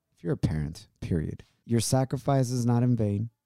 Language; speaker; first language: English; early bilingual, other home language; Spanish